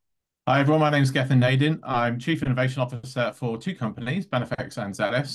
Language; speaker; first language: English; native; English